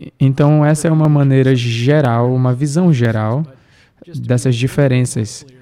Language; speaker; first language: Portuguese; non-native, fluent; English